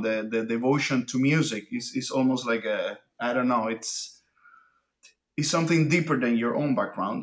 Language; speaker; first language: English; non-native, fluent; Spanish